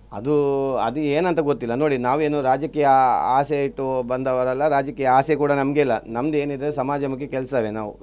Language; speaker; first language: Kannada; non-native, local second language; Tulu